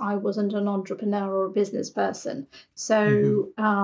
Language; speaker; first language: English; native; English